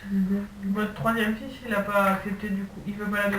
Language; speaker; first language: French; native; French